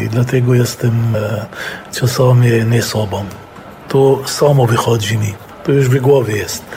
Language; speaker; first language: Polish; non-native, fluent; Arabic